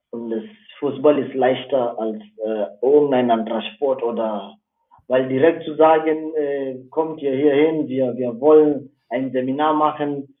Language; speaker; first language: German; non-native, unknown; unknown